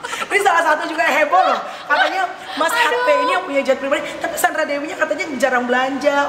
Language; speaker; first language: Indonesian; native; Indonesian